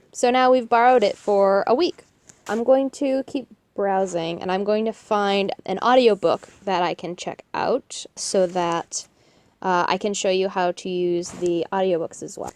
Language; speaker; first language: English; native; English